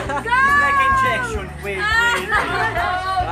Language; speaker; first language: English; non-native, learner; Italian